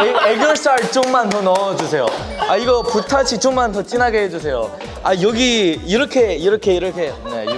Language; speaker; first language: Korean; non-native, fluent; Chinese